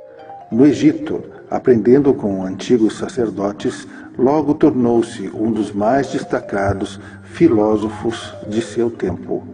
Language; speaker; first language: Portuguese; native; Portuguese